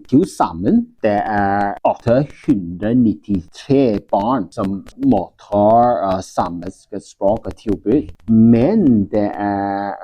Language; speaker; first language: Norwegian; non-native, learner; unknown